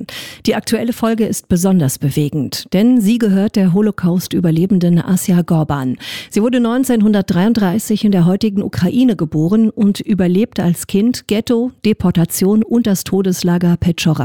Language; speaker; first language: German; native; German